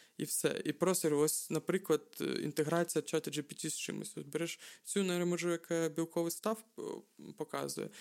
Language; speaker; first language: Ukrainian; non-native, local second language; Russian